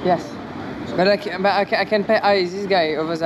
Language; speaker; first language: English; non-native, learner; French